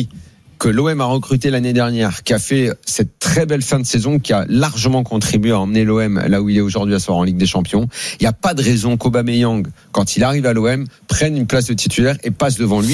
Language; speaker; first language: French; native; French